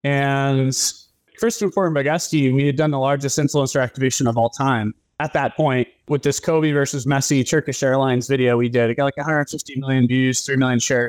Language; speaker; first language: English; native; English